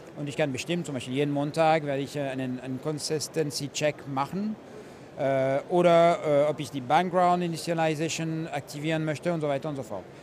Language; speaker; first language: German; non-native, fluent; French